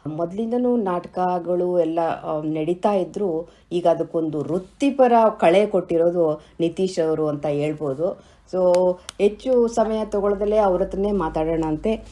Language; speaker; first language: Kannada; native; Kannada